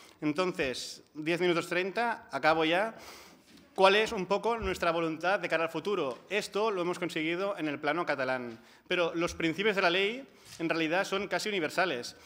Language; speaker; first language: Spanish; non-native, local second language; Catalan